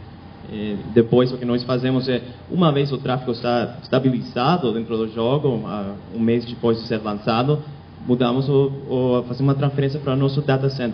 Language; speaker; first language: Portuguese; non-native, fluent; Spanish